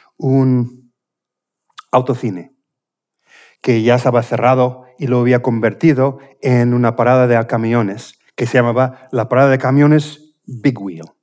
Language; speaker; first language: Spanish; non-native, fluent; English